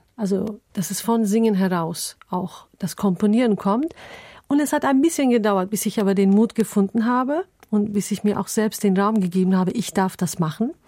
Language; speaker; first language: German; early bilingual, other home language; Turkish